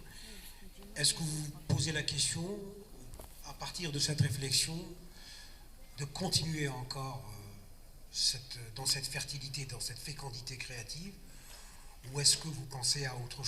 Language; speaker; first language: French; non-native, local second language; Kabyle